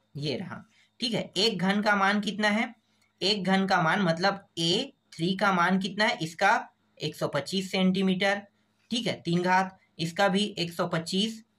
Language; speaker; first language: Hindi; native; Hindi